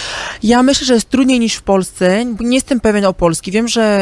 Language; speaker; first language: Polish; early bilingual, heritage; Polish